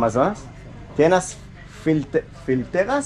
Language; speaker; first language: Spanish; non-native, learner; English